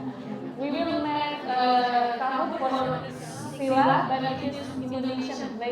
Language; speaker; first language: English; non-native, fluent; Indonesian